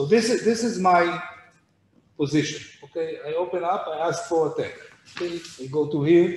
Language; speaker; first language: English; non-native, fluent; Hebrew